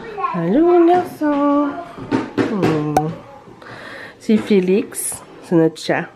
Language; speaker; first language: French; native; French